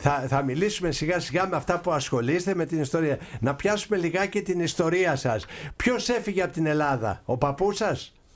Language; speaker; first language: Greek; native; Greek